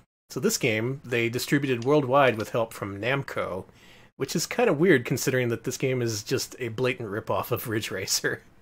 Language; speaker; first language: English; native; English